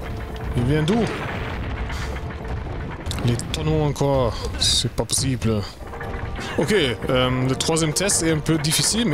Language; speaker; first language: French; non-native, learner; German